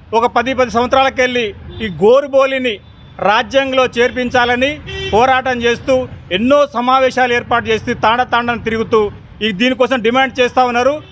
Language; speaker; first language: Telugu; non-native, local second language; Lambadi